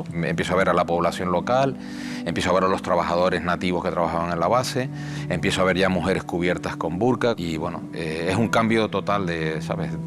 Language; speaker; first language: Spanish; native; Spanish